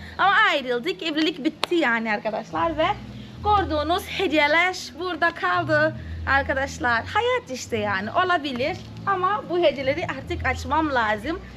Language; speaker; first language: Turkish; non-native, fluent; Portuguese